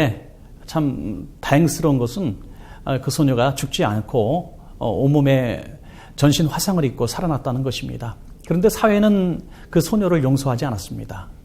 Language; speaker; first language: Korean; native; Korean